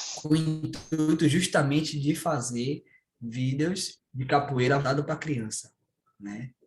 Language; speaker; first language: Portuguese; native; Portuguese